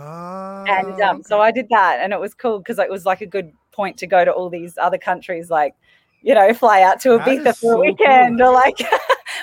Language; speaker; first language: English; native; English